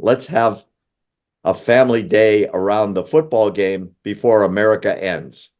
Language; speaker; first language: English; native; English